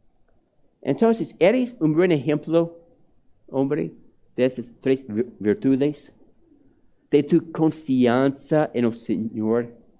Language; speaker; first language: Spanish; non-native, fluent; English